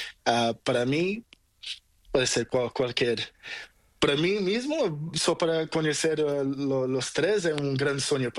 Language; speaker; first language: Spanish; non-native, learner; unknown